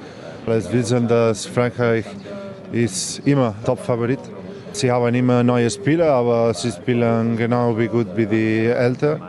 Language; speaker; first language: German; non-native, learner; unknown